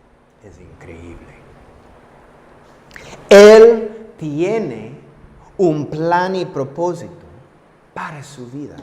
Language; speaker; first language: Spanish; non-native, fluent; English